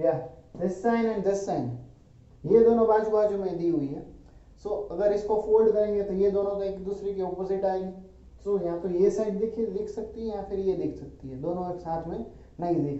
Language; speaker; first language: Hindi; non-native, local second language; Gujarati